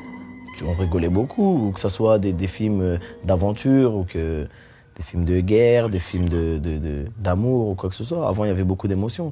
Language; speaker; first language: French; early bilingual, other home language; Turkish